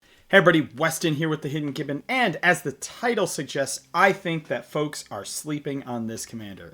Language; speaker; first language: English; native; English